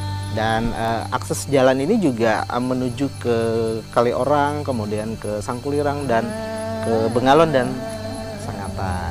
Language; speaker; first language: Indonesian; native; Indonesian